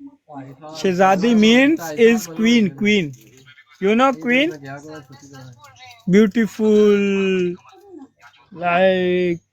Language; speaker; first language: English; non-native, learner; Hindi